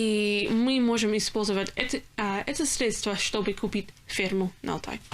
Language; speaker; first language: Russian; non-native, learner; English